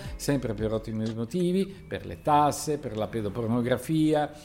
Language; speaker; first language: Italian; native; Italian